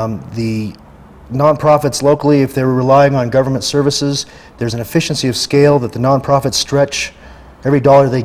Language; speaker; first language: English; native; English